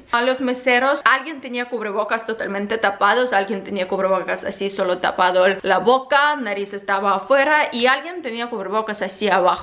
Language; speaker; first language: Spanish; non-native, fluent; Ukrainian